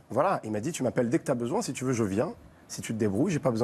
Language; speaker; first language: French; native; French